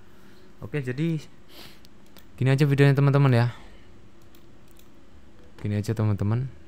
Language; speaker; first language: Indonesian; native; Indonesian